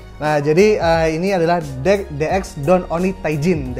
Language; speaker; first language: Indonesian; native; Indonesian